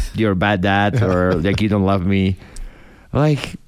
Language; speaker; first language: English; non-native, fluent; Czech